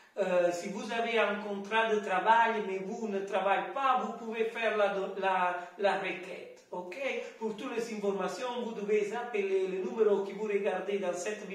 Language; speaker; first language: French; non-native, fluent; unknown